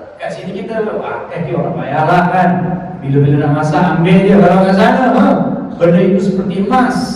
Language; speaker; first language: Malay; native; Malay